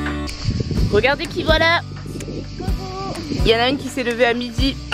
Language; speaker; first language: French; native; French